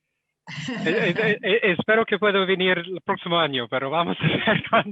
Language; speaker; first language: Spanish; non-native, fluent; English